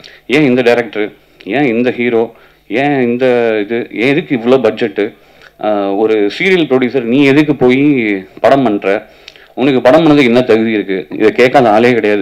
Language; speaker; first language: Tamil; native; Tamil